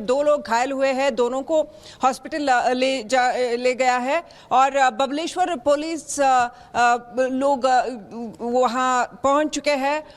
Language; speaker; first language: Hindi; non-native, local second language; Kannada